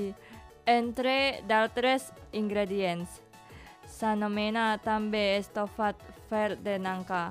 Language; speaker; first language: Catalan; non-native, learner; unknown